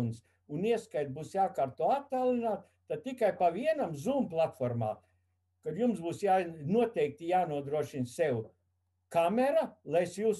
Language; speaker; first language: Latvian; native; Latvian